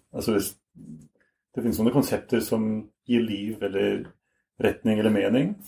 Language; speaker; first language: Norwegian; non-native, fluent; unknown